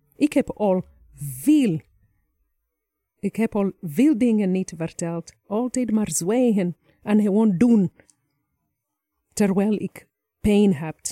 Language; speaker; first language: Dutch; non-native, fluent; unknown